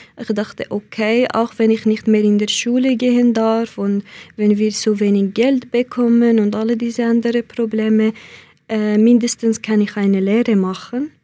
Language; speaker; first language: German; non-native, learner; Central Kurdish